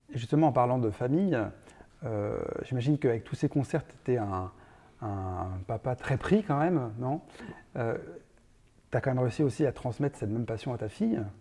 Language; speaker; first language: French; native; French